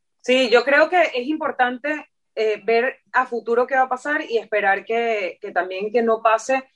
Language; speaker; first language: Spanish; native; Spanish